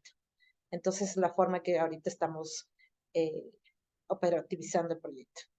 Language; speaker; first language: Spanish; native; Spanish